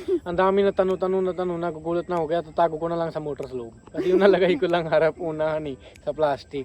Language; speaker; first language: Filipino; non-native, learner; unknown